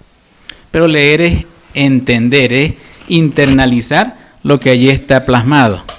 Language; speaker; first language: Spanish; native; Spanish